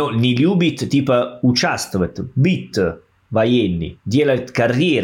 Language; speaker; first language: Russian; non-native, fluent; Italian